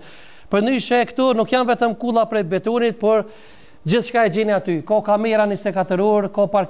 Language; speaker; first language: Albanian; native; Albanian